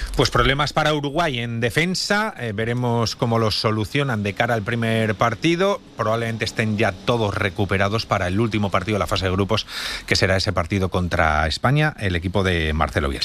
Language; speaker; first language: Spanish; native; Spanish